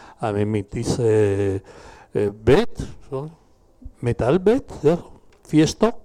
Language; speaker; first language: German; non-native, learner; Spanish